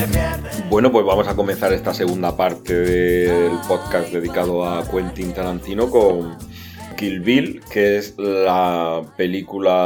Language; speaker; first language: Spanish; native; Spanish